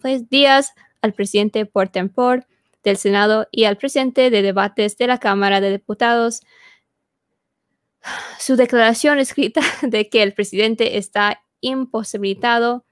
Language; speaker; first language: Spanish; early bilingual, heritage; Spanish